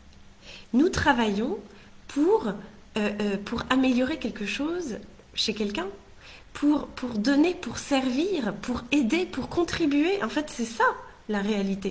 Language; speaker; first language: French; native; French